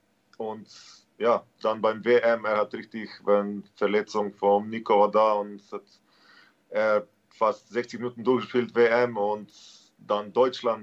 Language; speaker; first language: German; non-native, learner; Slovenian